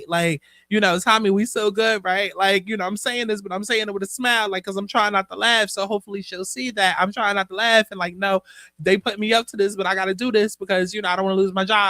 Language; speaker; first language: English; native; English